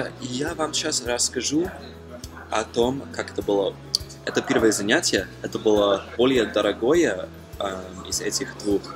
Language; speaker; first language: Russian; non-native, fluent; German